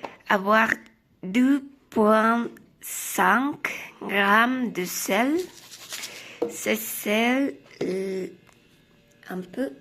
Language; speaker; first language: French; non-native, learner; Spanish